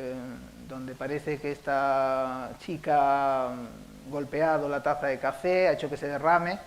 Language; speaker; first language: Spanish; native; Spanish